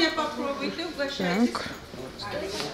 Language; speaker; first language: Russian; non-native, learner; Turkish